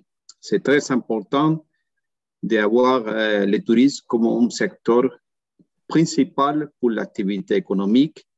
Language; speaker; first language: French; non-native, learner; Spanish